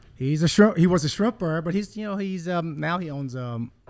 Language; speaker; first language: English; early bilingual, other home language; Vietnamese